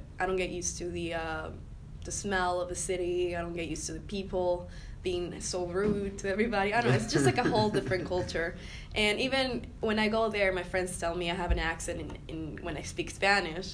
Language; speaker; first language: English; non-native, fluent; Spanish